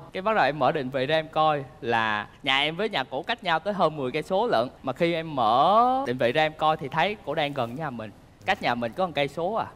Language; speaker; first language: Vietnamese; native; Vietnamese